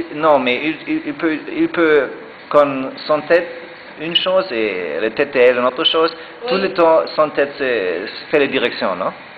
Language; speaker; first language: French; non-native, learner; German